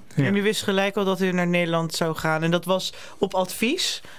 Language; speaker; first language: Dutch; native; Dutch